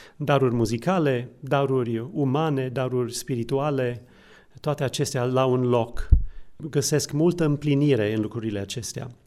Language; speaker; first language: Romanian; non-native, fluent; English